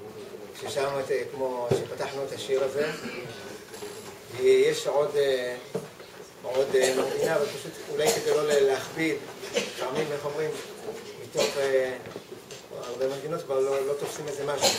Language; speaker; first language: Hebrew; native; Hebrew